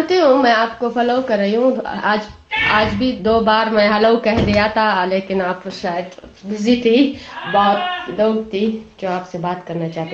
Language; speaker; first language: Hindi; non-native, learner; Russian